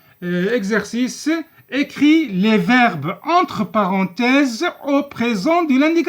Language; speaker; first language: French; non-native, local second language; Arabic